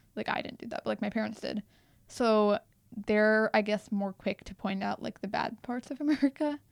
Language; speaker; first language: English; early bilingual, other home language; Telugu